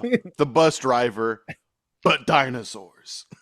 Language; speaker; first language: English; native; English